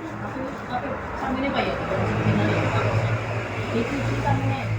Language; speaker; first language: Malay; non-native, local second language; Javanese